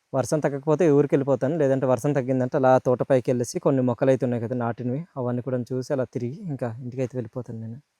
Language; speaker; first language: Telugu; non-native, local second language; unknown